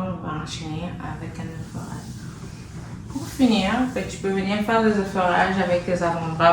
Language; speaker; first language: French; native; French